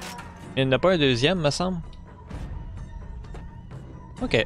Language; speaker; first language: French; native; French